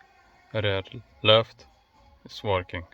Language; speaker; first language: English; non-native, learner; Lithuanian